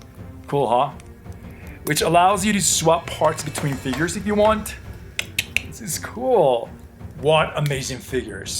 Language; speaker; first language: English; non-native, fluent; Spanish